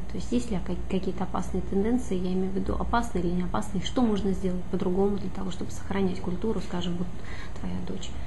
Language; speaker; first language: Russian; native; Russian